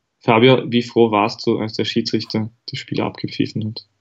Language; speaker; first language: German; native; German